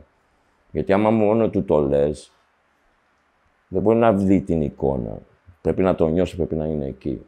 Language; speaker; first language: Greek; early bilingual, heritage; Greek